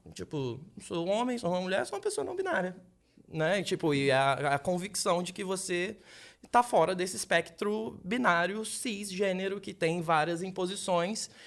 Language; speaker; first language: Portuguese; native; Portuguese